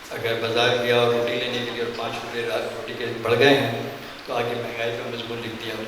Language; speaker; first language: Urdu; non-native, local second language; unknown